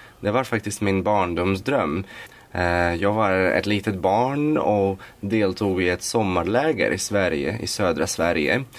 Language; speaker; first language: Swedish; non-native, fluent; Latvian